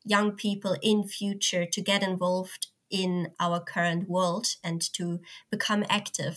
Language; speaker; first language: English; non-native, fluent; German